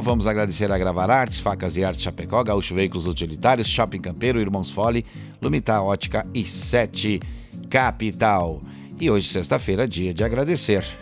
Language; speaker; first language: Portuguese; native; Portuguese